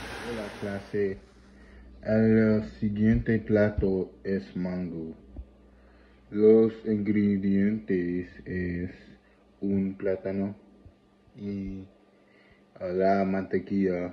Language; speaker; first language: Spanish; non-native, learner; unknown